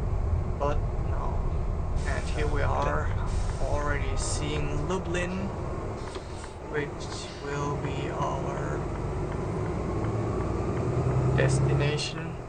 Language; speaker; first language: English; non-native, fluent; German